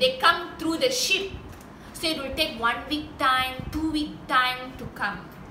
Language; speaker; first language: English; non-native, local second language; Tamil